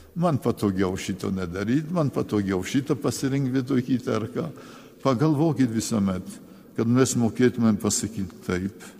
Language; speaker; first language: Lithuanian; early bilingual, heritage; Lithuanian